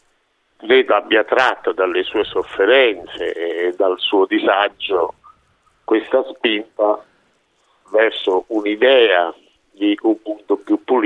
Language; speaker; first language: Italian; native; Italian